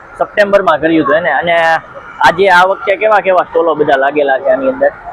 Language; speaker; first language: Gujarati; native; Gujarati